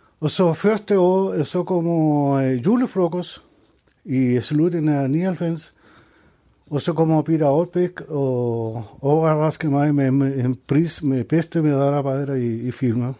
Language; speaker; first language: Danish; non-native, learner; Spanish